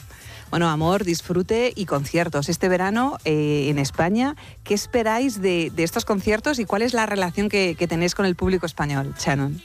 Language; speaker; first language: Spanish; native; Spanish